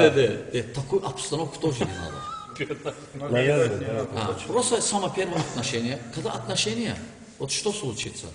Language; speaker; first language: Russian; non-native, learner; Azerbaijani